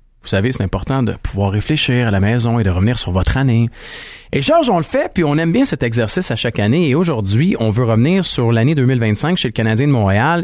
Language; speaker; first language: French; native; French